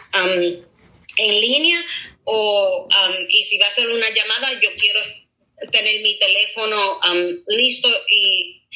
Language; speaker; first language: Spanish; early bilingual, heritage; Spanish